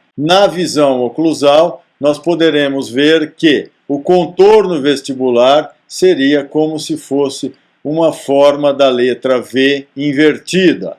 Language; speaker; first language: Portuguese; native; Portuguese